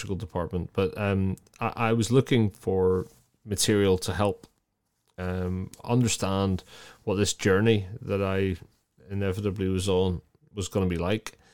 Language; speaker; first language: English; native; English